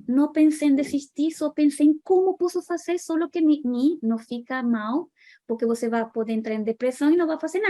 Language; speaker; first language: Portuguese; non-native, fluent; Spanish